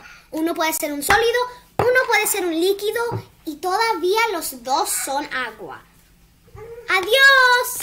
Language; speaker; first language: Spanish; early bilingual, heritage; Spanish